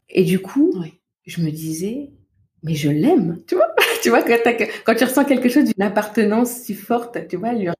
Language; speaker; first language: French; native; French